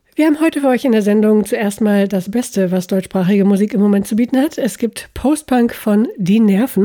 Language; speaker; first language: German; native; German